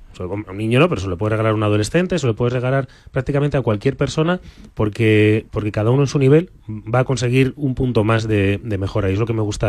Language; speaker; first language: Spanish; native; Spanish